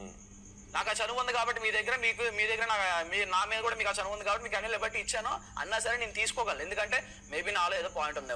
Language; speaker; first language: Telugu; native; Telugu